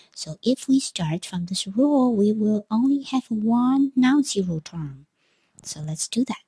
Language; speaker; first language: English; non-native, fluent; Chinese